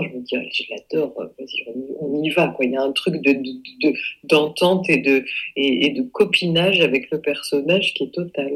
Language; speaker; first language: French; native; French